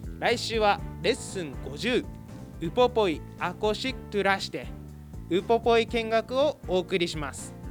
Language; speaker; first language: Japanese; native; Japanese